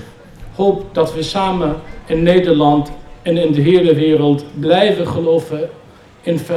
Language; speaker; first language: Dutch; non-native, fluent; Arabic